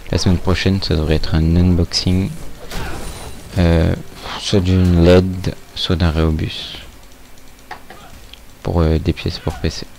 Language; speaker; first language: French; native; French